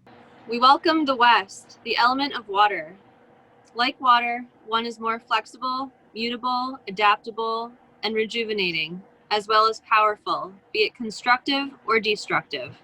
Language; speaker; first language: English; native; English